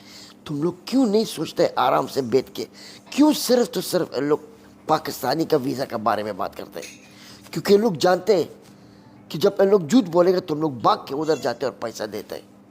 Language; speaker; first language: Hindi; non-native, learner; Arabic